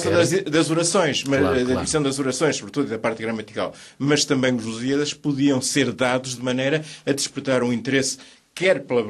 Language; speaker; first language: Portuguese; native; Portuguese